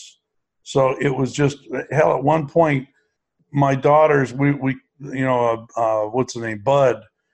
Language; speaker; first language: English; native; English